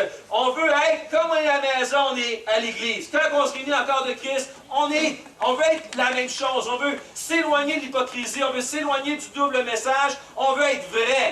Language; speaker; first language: French; native; French